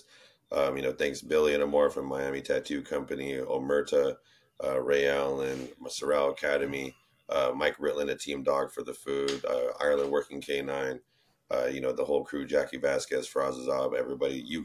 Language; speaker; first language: English; native; English